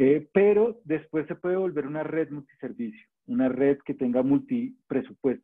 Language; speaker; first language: Spanish; native; Spanish